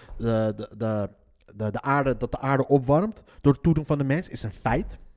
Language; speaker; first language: Dutch; early bilingual, other home language; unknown